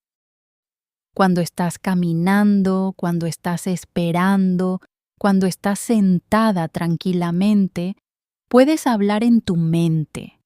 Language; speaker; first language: Spanish; non-native, fluent; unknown